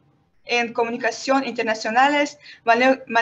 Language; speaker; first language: Spanish; non-native, learner; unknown